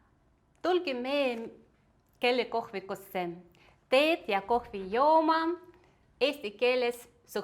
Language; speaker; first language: Estonian; non-native, local second language; Russian